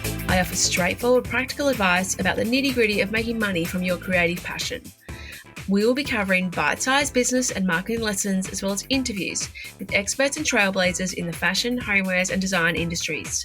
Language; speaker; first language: English; native; English